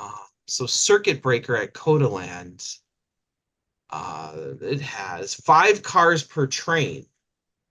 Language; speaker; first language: English; native; English